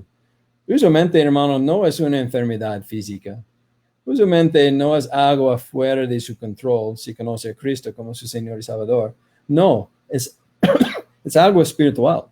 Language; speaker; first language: Spanish; non-native, fluent; English